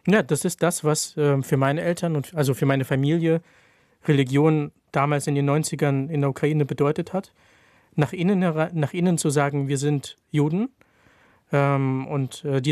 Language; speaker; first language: German; non-native, fluent; Ukrainian